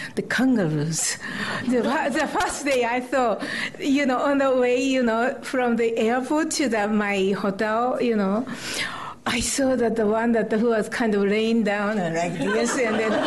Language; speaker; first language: English; non-native, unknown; Japanese